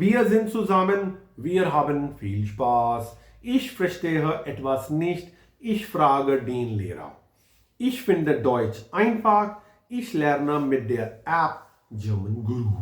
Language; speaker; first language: German; non-native, fluent; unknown